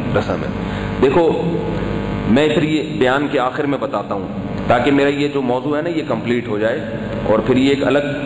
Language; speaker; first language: Urdu; native; Urdu